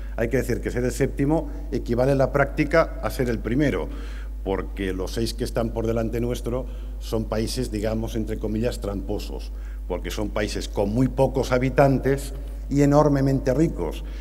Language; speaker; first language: Spanish; native; Spanish